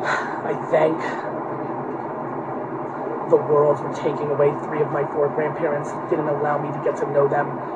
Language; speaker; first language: English; early bilingual, other home language; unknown